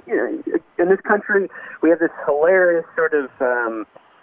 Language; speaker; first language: English; native; English